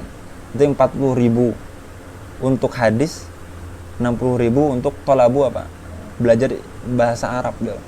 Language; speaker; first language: Indonesian; native; Indonesian